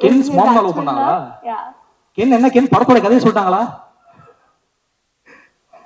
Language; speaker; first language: Tamil; native; Tamil